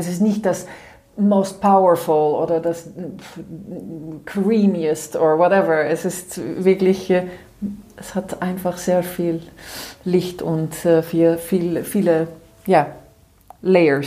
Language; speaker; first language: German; non-native, fluent; Dutch